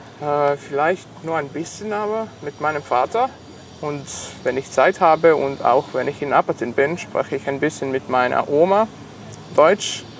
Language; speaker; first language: German; non-native, local second language; Serbian